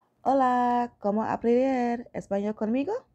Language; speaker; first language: Spanish; non-native, learner; English